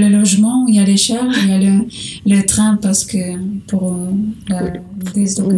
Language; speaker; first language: French; non-native, learner; Portuguese